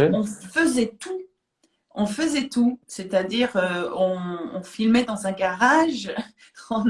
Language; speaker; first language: French; native; French